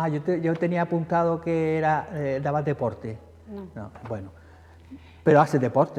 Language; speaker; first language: Spanish; native; Spanish